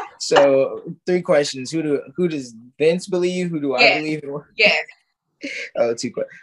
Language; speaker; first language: English; native; English